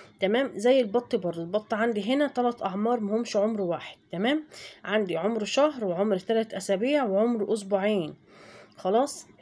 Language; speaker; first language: Arabic; native; Arabic